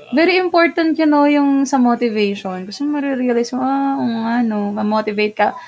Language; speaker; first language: Filipino; non-native, local second language; Bikol